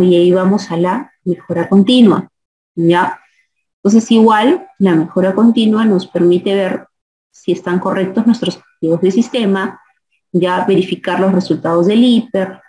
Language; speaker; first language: Spanish; native; Spanish